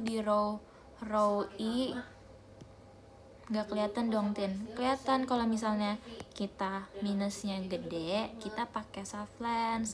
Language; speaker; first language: Indonesian; native; Indonesian